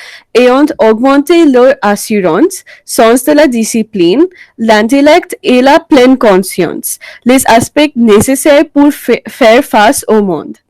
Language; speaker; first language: French; non-native, learner; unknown